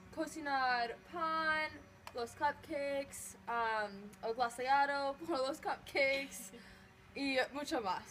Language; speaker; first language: Spanish; non-native, learner; English